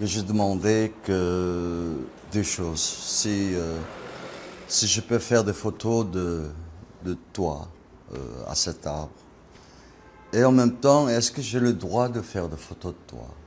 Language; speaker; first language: French; non-native, learner; Korean